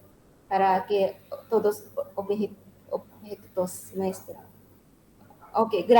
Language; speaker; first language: Spanish; non-native, learner; Japanese